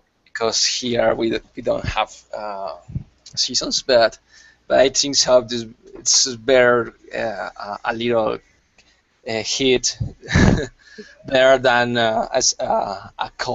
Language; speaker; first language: English; non-native, learner; Spanish